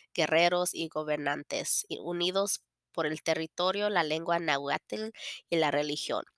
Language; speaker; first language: Spanish; early bilingual, heritage; Spanish